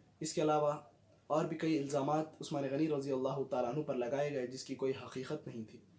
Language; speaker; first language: Urdu; native; Urdu